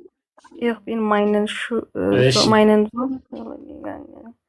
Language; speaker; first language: German; non-native, learner; Amharic